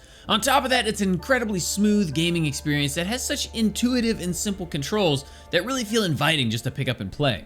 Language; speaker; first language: English; native; English